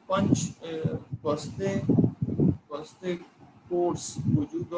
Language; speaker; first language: Persian; non-native, learner; Urdu